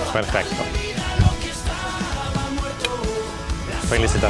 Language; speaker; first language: Spanish; non-native, learner; Greek